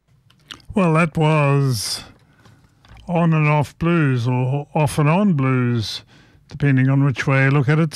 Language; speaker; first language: English; native; English